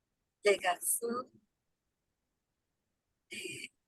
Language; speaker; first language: French; non-native, learner; English